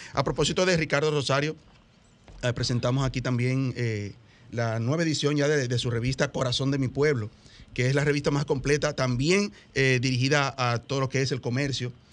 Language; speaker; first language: Spanish; native; Spanish